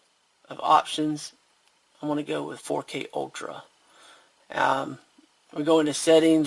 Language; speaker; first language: English; native; English